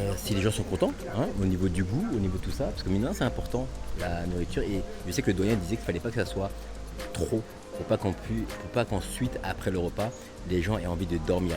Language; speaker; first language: French; native; French